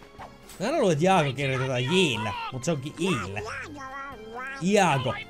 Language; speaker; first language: Finnish; native; Finnish